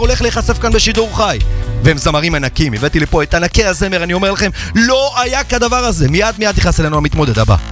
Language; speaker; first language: Hebrew; native; Hebrew